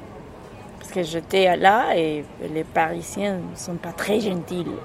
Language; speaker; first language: French; non-native, learner; Spanish